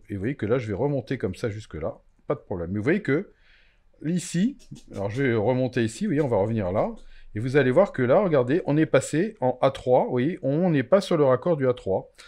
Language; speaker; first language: French; native; French